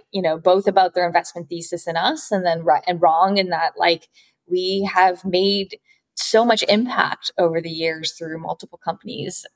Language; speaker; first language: English; native; English